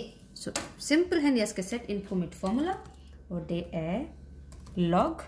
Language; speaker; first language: Danish; non-native, fluent; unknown